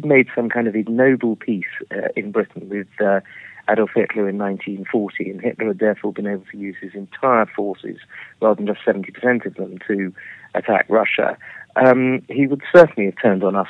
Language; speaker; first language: English; native; English